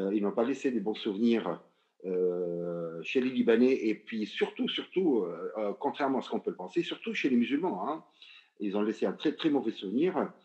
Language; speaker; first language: French; non-native, local second language; Arabic